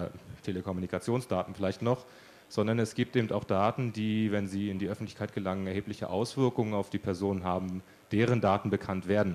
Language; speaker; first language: German; native; German